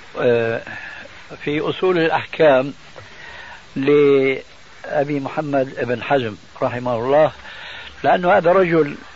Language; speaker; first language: Arabic; early bilingual, other home language; Albanian